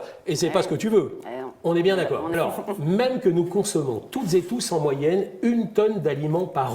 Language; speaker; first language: French; native; French